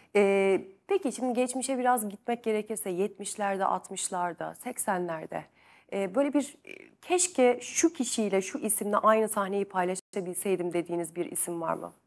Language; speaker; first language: Turkish; native; Turkish